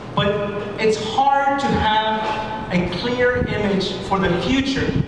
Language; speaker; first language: English; early bilingual, other home language; Spanish